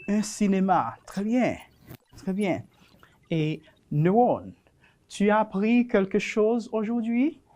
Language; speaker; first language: French; non-native, fluent; Spanish